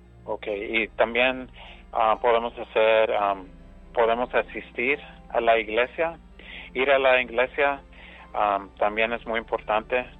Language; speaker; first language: Spanish; early bilingual, heritage; English